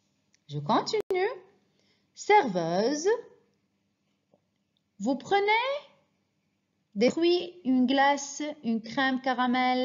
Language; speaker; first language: French; non-native, fluent; Arabic